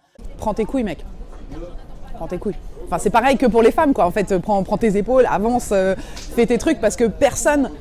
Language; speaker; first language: French; native; French